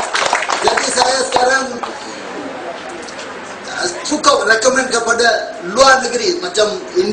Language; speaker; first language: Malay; non-native, local second language; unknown